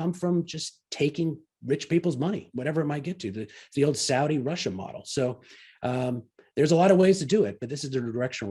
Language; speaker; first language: English; native; English